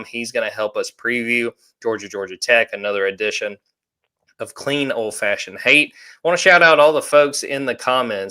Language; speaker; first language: English; native; English